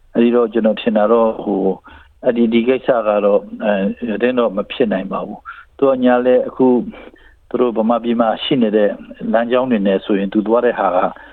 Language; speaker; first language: Burmese; non-native, local second language; Karen languages